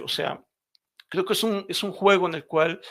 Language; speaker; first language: Spanish; native; Spanish